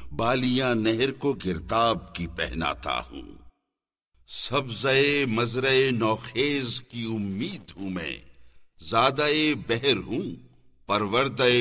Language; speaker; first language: Urdu; native; Urdu